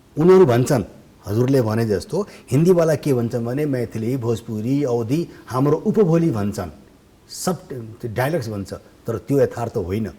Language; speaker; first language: Nepali; non-native, local second language; Bhojpuri